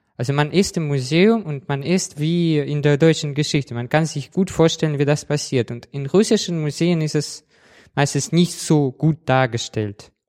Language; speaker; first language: German; non-native, fluent; Russian